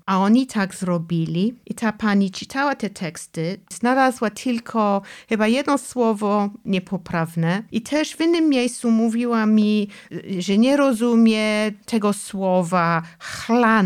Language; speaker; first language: Polish; non-native, fluent; English